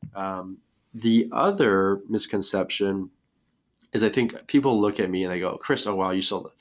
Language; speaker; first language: English; native; English